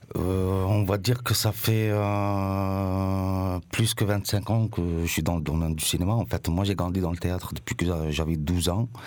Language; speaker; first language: French; non-native, local second language; Arabic